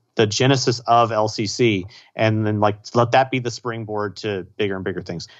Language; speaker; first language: English; native; English